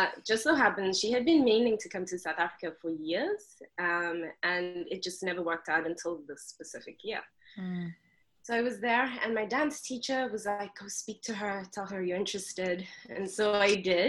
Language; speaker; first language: English; non-native, local second language; Xhosa